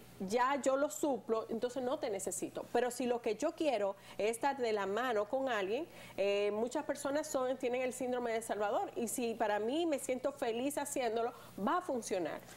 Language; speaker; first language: Spanish; native; Spanish